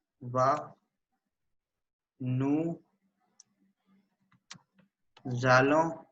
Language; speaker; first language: French; non-native, learner; Hindi